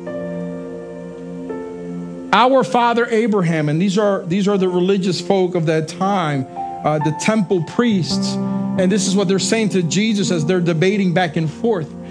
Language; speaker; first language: English; native; English